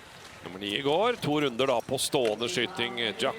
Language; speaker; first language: Norwegian; native; Norwegian